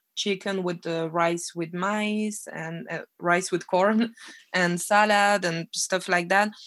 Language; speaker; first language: English; non-native, fluent; French